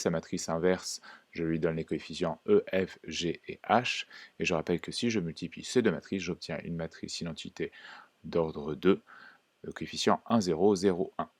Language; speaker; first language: French; native; French